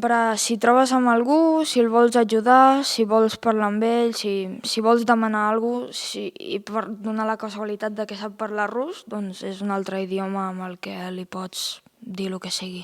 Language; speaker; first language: Catalan; early bilingual, heritage; Russian